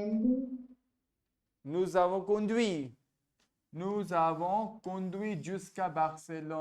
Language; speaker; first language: French; non-native, fluent; Hindi